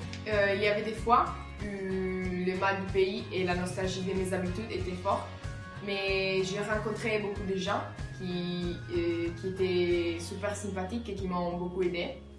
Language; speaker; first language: French; non-native, fluent; Italian